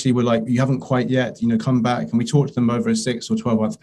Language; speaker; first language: English; native; English